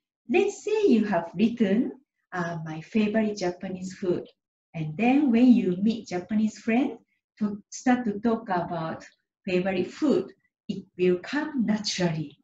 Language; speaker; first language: English; non-native, fluent; Japanese